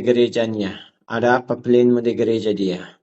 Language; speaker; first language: Malay; native; Malay